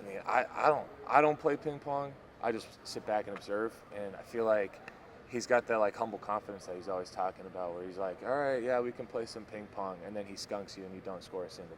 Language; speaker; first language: English; native; English